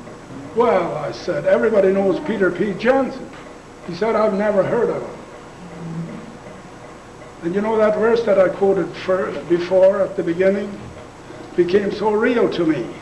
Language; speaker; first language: English; non-native, local second language; Plautdietsch